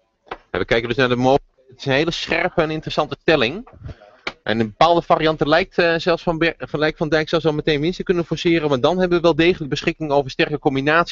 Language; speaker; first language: Dutch; native; Dutch